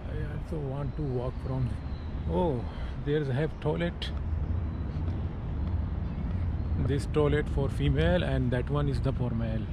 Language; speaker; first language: English; non-native, learner; Urdu